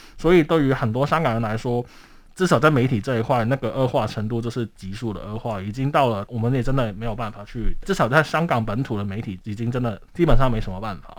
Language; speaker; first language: Chinese; non-native, local second language; Cantonese